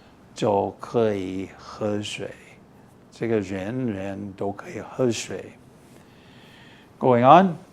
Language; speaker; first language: Chinese; early bilingual, heritage; English